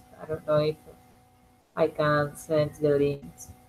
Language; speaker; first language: English; non-native, learner; Spanish